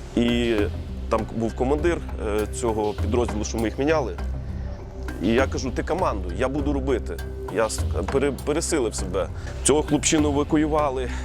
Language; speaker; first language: Ukrainian; native; Ukrainian